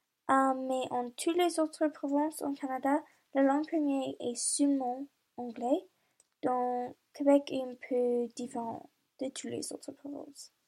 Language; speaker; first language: French; non-native, learner; English